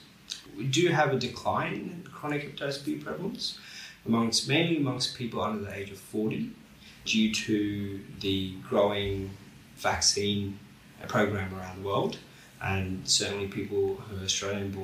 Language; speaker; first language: English; non-native, local second language; Bangla